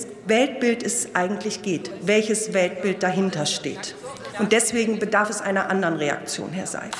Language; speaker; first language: German; early bilingual, other home language; Turkish